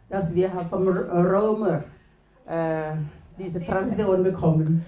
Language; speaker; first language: German; non-native, learner; Thai